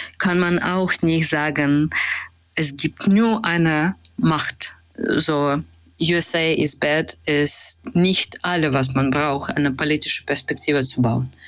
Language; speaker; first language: German; non-native, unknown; Russian